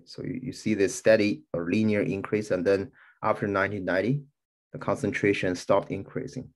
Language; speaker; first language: English; non-native, fluent; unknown